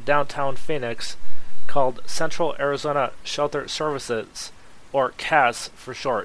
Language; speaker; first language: English; native; English